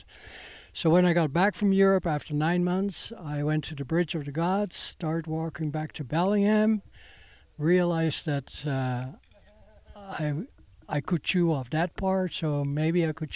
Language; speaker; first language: English; non-native, fluent; Dutch